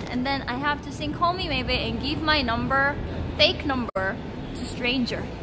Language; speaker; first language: English; non-native, learner; Korean